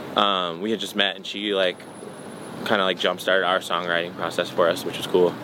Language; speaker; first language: English; native; English